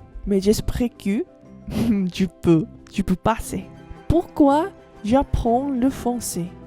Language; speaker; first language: French; non-native, learner; Korean